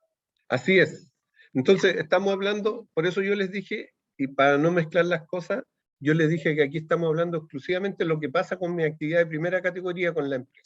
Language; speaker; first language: Spanish; native; Spanish